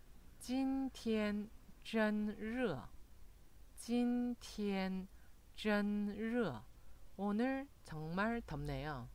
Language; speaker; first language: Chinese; non-native, fluent; Korean